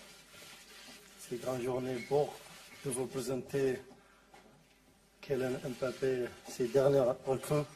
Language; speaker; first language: French; non-native, learner; Arabic